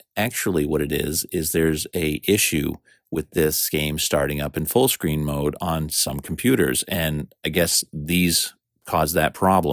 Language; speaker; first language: English; native; English